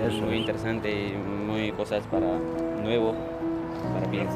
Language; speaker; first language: Spanish; non-native, learner; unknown